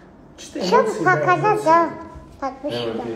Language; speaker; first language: Russian; non-native, local second language; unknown